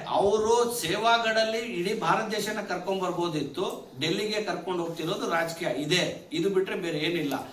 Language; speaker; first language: Kannada; non-native, local second language; Lambadi